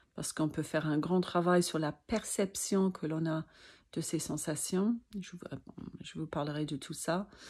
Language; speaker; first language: French; non-native, fluent; English